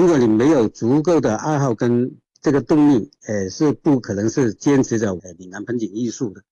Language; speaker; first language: Chinese; non-native, local second language; Cantonese